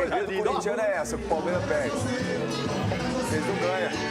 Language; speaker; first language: Portuguese; native; Portuguese